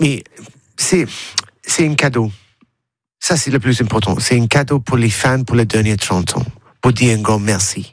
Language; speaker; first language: French; non-native, learner; English